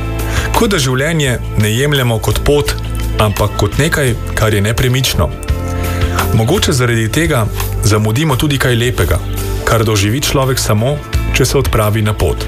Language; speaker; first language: Slovenian; native; Slovenian